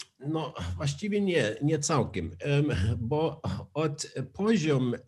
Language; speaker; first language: Polish; non-native, learner; German